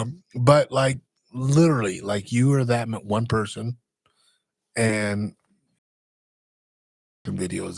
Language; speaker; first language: English; native; English